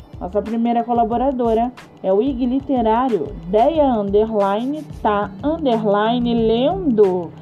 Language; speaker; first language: Portuguese; native; Portuguese